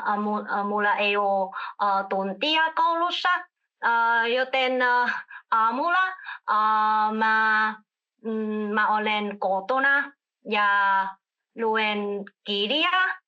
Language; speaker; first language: Finnish; non-native, learner; Vietnamese